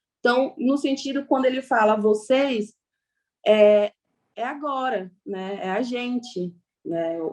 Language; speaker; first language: Portuguese; non-native, local second language; Kayapó